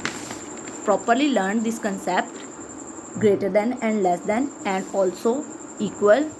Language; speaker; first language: English; non-native, local second language; Urdu